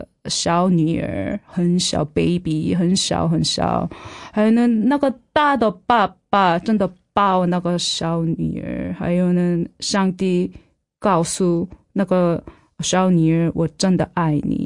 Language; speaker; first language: Chinese; non-native, fluent; Korean